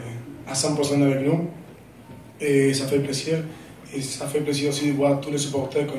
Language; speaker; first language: French; non-native, learner; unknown